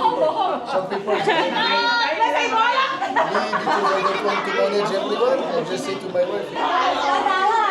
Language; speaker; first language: English; non-native, fluent; French